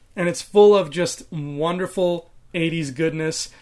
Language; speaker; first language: English; native; English